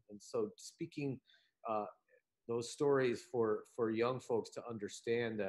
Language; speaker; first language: English; native; English